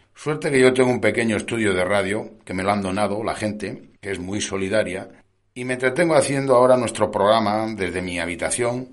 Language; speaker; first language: Spanish; native; Spanish